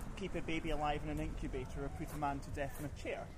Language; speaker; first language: English; native; English